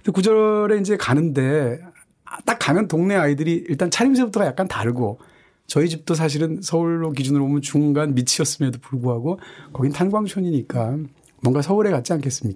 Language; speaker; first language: Korean; native; Korean